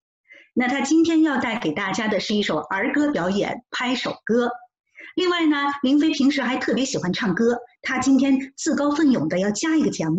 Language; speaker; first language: Chinese; native; Chinese